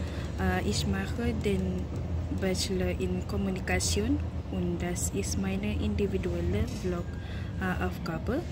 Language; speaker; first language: German; non-native, learner; Malay